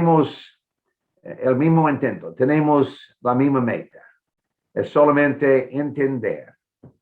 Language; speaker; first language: Spanish; non-native, fluent; English